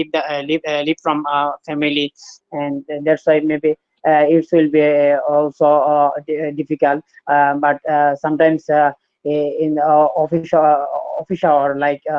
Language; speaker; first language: English; non-native, learner; Bangla